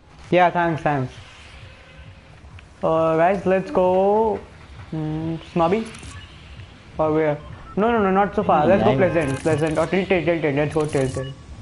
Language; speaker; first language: English; non-native, local second language; Hindi